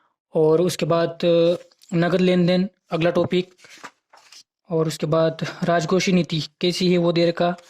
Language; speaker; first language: Hindi; native; Hindi